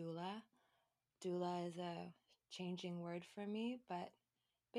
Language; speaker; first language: English; native; English